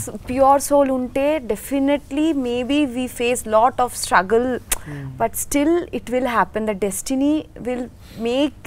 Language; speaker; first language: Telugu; non-native, learner; Bangla